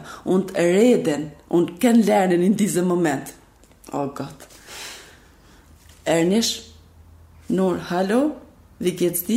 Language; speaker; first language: German; non-native, learner; Albanian